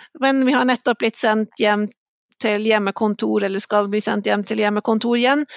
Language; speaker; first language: Norwegian; non-native, fluent; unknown